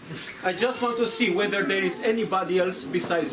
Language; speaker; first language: English; non-native, fluent; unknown